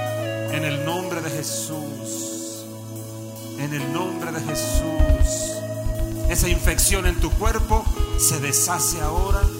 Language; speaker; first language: Spanish; native; Spanish